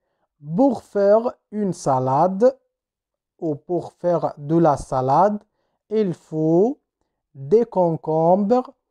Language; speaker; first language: French; non-native, fluent; Arabic